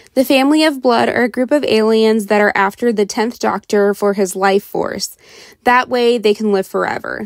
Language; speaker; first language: English; native; English